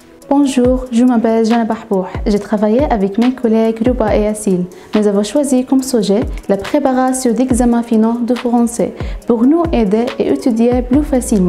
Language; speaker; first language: French; non-native, learner; Arabic